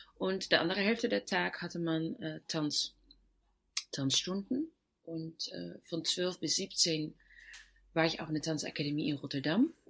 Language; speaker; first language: German; non-native, fluent; Dutch